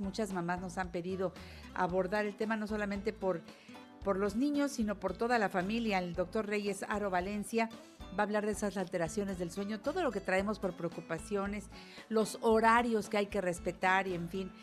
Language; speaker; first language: Spanish; native; Spanish